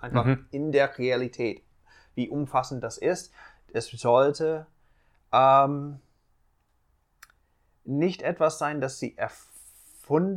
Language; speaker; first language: German; non-native, fluent; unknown